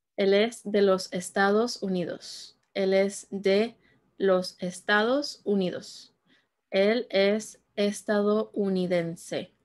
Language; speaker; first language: Spanish; native; Spanish